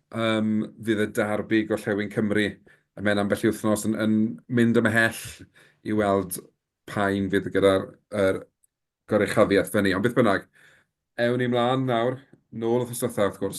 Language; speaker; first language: Welsh; native; Welsh